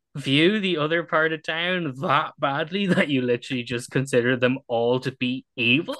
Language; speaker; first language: English; native; English